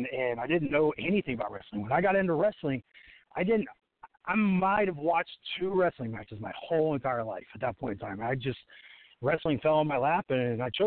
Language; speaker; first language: English; native; English